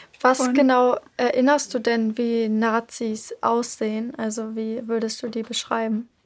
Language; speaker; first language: German; native; German